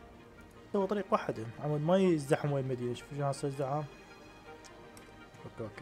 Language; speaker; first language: Arabic; native; Arabic